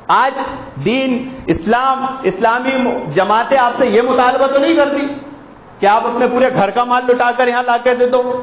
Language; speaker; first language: Urdu; native; Urdu